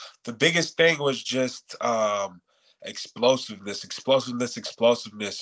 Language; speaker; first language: English; native; English